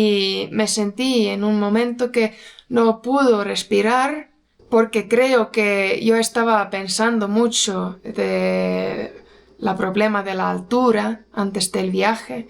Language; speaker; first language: Spanish; non-native, fluent; Portuguese